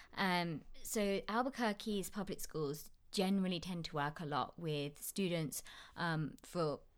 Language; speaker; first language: English; native; English